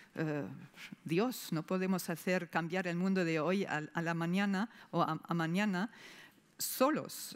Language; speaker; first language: Spanish; non-native, fluent; German